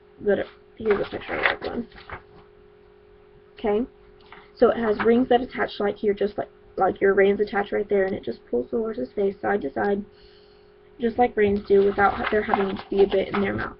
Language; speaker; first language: English; native; English